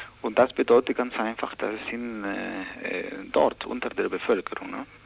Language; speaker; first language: German; non-native, learner; Spanish